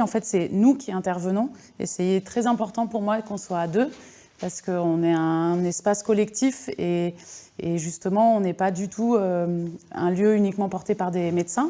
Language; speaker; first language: French; native; French